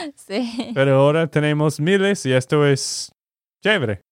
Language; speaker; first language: Spanish; non-native, fluent; English